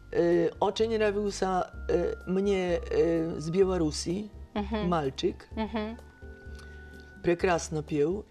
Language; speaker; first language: Russian; non-native, fluent; Polish